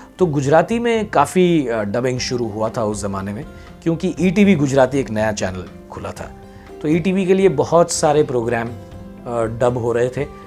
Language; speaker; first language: Hindi; non-native, local second language; Gujarati